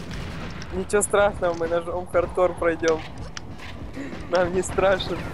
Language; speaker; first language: Russian; native; Russian